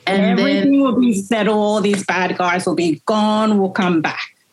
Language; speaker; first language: English; native; English